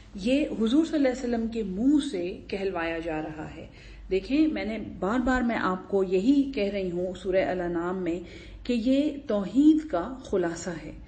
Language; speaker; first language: Urdu; non-native, local second language; Pashto